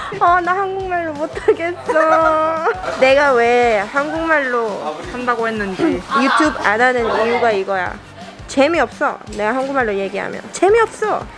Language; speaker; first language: Korean; early bilingual, heritage; Korean